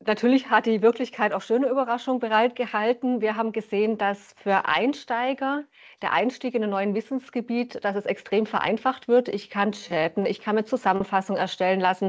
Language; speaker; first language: German; native; German